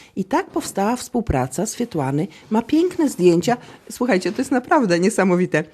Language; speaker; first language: Polish; native; Polish